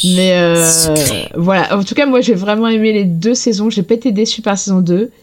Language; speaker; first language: French; native; French